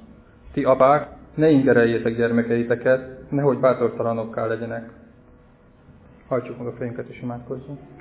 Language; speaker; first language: Hungarian; native; Hungarian